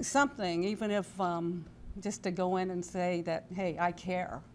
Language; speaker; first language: English; native; English